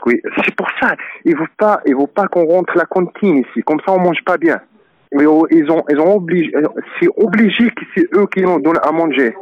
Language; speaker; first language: French; non-native, learner; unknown